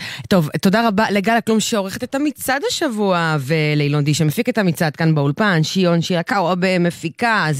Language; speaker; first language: Hebrew; native; Hebrew